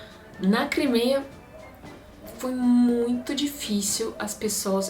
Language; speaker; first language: Portuguese; non-native, fluent; Russian